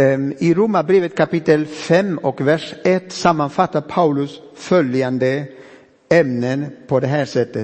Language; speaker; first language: Swedish; non-native, fluent; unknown